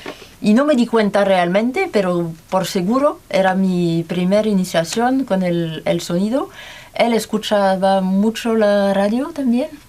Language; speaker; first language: Spanish; non-native, learner; French